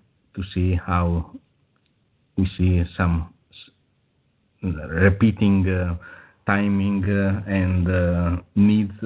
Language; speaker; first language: English; non-native, fluent; Italian